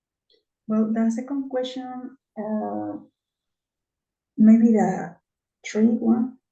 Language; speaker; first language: English; non-native, learner; Spanish